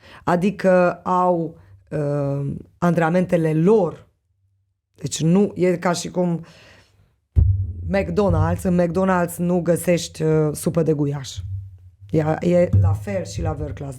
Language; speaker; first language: Romanian; non-native, local second language; Hungarian